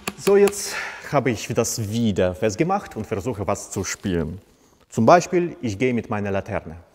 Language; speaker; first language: German; non-native, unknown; Ukrainian